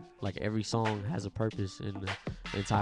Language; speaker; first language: English; native; English